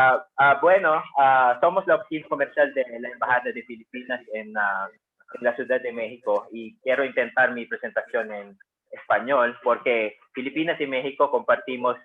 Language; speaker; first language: Spanish; non-native, fluent; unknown